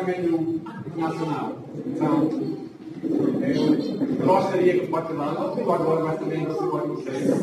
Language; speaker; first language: Portuguese; non-native, learner; English